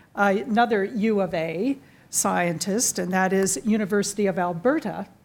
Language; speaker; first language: English; native; English